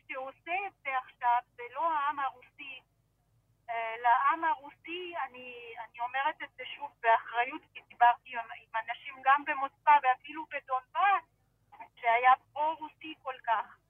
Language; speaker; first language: Hebrew; non-native, fluent; Russian